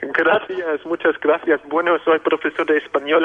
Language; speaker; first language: Spanish; non-native, fluent; German